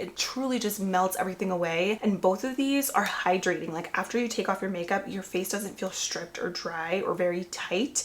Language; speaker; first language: English; native; English